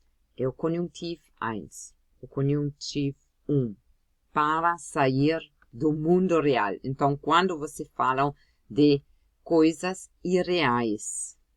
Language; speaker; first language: Portuguese; non-native, fluent; German